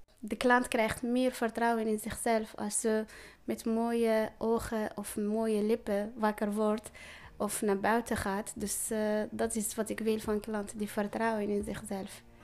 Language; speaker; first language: Dutch; non-native, learner; Arabic